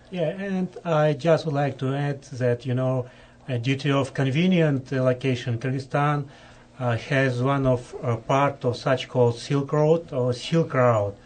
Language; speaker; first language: English; non-native, fluent; Kyrgyz